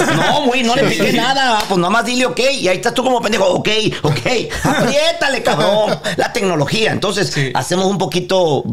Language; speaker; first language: Spanish; native; Spanish